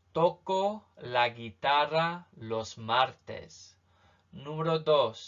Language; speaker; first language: Spanish; non-native, fluent; English